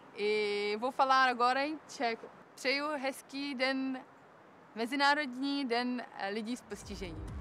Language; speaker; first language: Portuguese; non-native, fluent; Czech